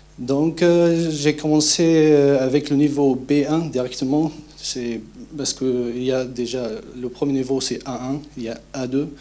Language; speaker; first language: French; non-native, fluent; Arabic